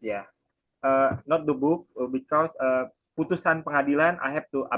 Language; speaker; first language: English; non-native, learner; Indonesian